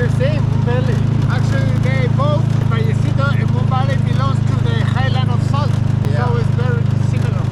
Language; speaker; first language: English; non-native, fluent; Spanish